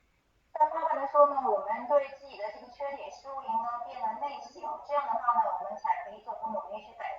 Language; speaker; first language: Chinese; native; Chinese